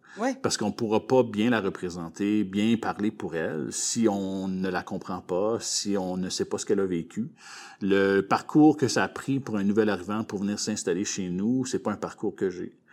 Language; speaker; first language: French; native; French